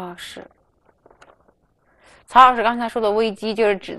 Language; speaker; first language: Chinese; native; Chinese